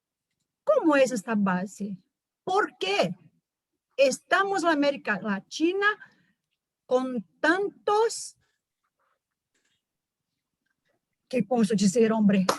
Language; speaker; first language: Spanish; non-native, fluent; Portuguese